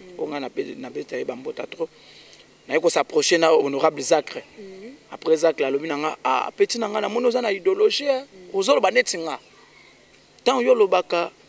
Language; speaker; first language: Lingala; native; Lingala